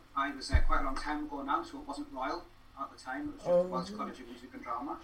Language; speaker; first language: English; native; English